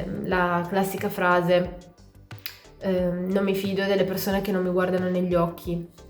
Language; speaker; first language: Italian; native; Italian